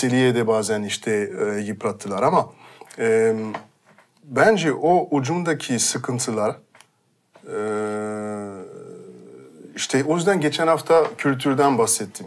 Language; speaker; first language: Turkish; non-native, fluent; French